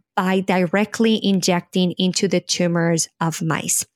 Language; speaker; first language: English; non-native, fluent; Spanish